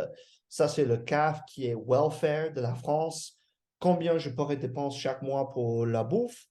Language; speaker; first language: French; non-native, fluent; English